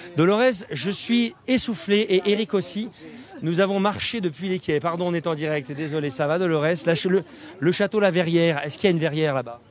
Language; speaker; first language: French; native; French